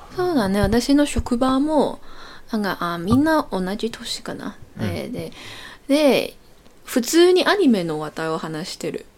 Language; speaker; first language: Japanese; non-native, learner; Cantonese